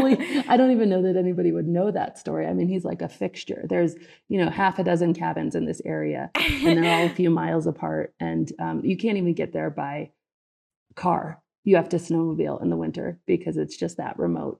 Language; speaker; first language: English; native; English